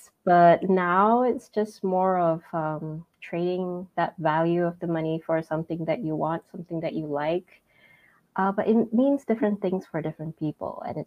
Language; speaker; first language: English; non-native, local second language; Min Nan Chinese